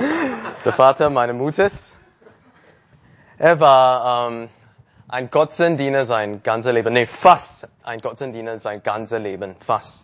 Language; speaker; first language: German; non-native, learner; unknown